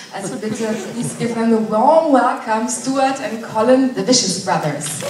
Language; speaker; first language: English; non-native, fluent; German